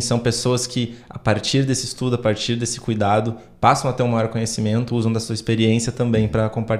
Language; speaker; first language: Portuguese; native; Portuguese